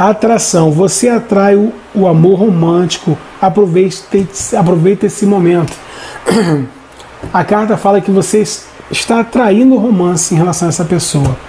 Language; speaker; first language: Portuguese; native; Portuguese